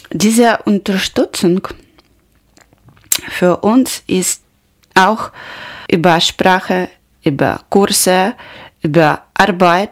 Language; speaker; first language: German; non-native, learner; Ukrainian